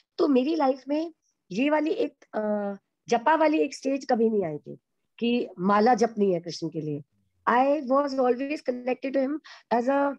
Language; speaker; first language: Hindi; native; Hindi